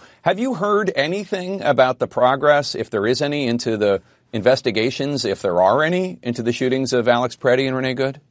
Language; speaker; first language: English; native; English